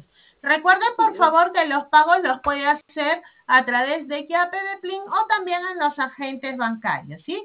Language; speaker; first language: Spanish; native; Spanish